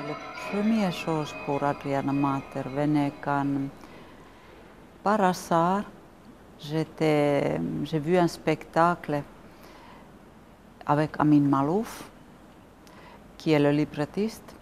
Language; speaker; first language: French; non-native, fluent; Finnish